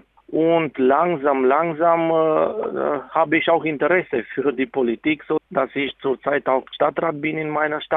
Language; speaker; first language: German; non-native, fluent; Romanian